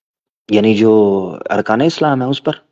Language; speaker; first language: Hindi; non-native, local second language; Punjabi